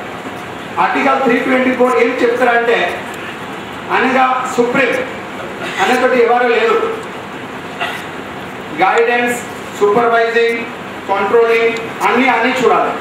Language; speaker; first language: Telugu; non-native, local second language; Hindi